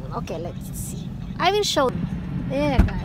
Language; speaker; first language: English; non-native, fluent; Indonesian